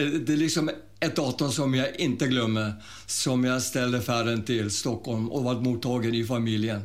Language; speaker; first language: Swedish; non-native, fluent; German